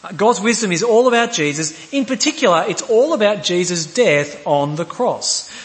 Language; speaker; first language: English; native; English